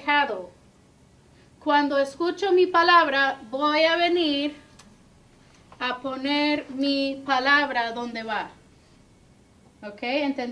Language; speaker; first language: Spanish; non-native, fluent; English